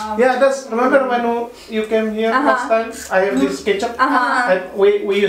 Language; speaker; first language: English; non-native, fluent; Indonesian